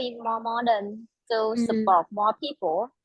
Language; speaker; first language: English; non-native, learner; Vietnamese